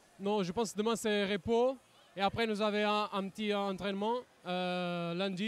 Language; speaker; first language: French; non-native, learner; Portuguese